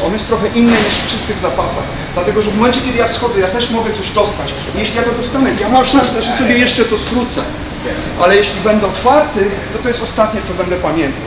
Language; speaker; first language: Polish; native; Polish